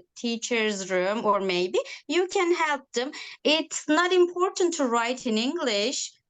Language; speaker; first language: English; non-native, learner; Turkish